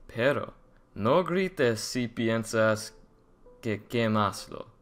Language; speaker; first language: Spanish; non-native, learner; English